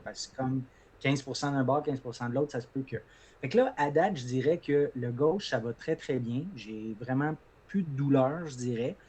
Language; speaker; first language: French; native; French